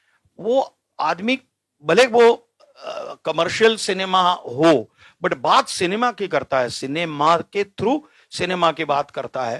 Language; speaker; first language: Hindi; native; Hindi